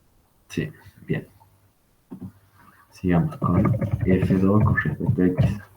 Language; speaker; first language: Spanish; native; Spanish